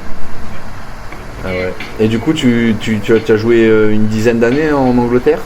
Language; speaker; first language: French; native; French